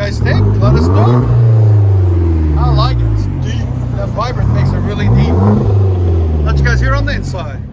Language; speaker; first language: English; early bilingual, heritage; Spanish